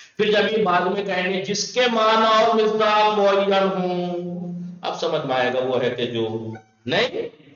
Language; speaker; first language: Urdu; native; Urdu